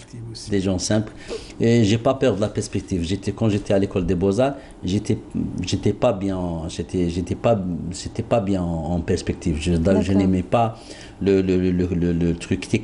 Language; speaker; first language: French; non-native, local second language; Arabic